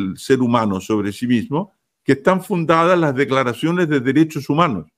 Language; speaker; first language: Spanish; native; Spanish